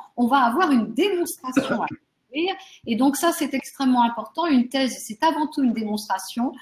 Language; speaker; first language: French; native; French